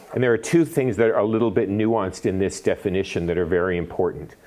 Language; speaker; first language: English; native; English